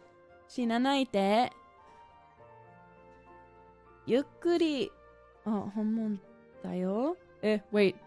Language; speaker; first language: Japanese; non-native, learner; English